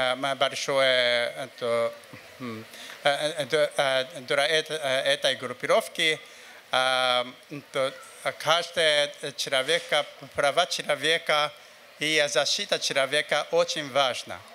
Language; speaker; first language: Russian; non-native, fluent; Japanese